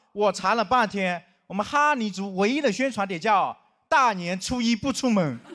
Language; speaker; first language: Chinese; non-native, local second language; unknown